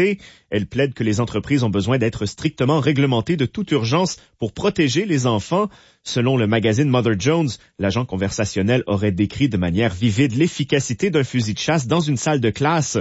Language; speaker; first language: French; native; French